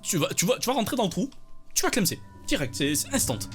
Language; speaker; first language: French; native; French